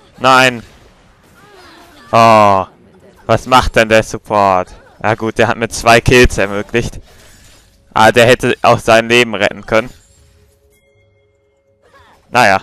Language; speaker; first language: German; native; German